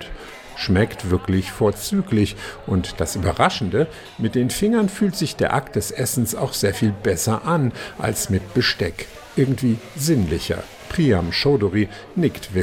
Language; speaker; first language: German; native; German